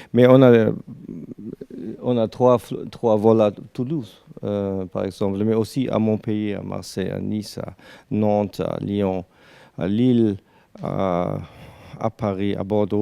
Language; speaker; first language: French; non-native, learner; German